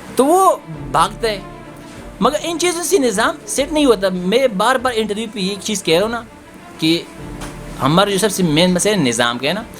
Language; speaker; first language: Urdu; non-native, local second language; Pashto